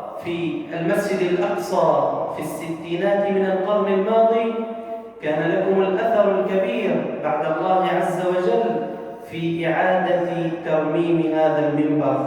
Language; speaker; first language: Arabic; native; Arabic